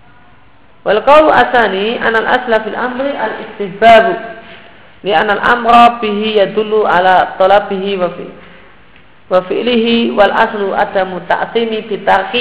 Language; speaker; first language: Arabic; non-native, fluent; Indonesian